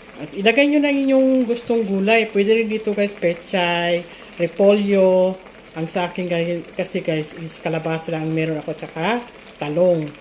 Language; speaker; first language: Filipino; non-native, local second language; Cebuano